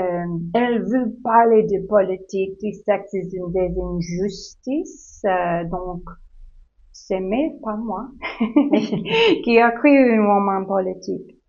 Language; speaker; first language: French; non-native, learner; English